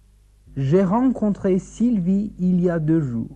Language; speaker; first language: French; non-native, learner; Turkish